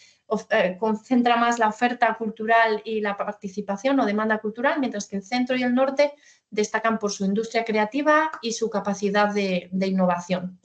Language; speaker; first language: Spanish; native; Spanish